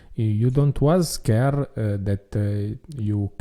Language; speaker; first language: English; non-native, learner; Italian